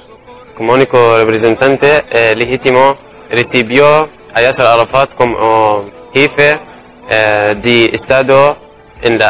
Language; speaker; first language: Spanish; non-native, learner; Arabic